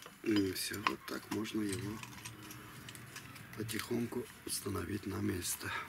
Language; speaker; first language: Russian; non-native, fluent; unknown